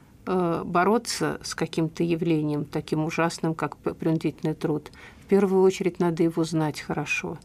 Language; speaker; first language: Russian; native; Russian